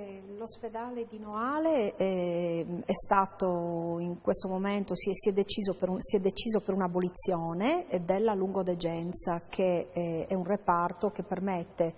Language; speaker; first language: Italian; native; Italian